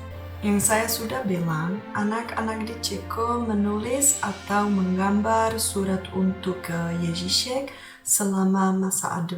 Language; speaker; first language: Indonesian; non-native, fluent; Czech